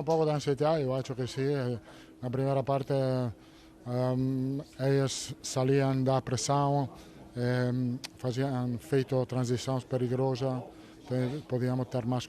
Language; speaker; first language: Portuguese; non-native, fluent; Italian